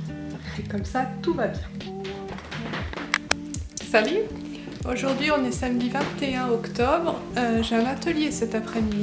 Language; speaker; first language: French; native; French